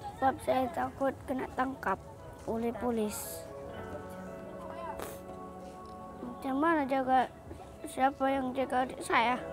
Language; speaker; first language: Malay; non-native, local second language; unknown